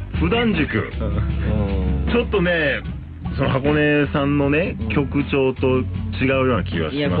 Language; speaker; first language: Japanese; native; Japanese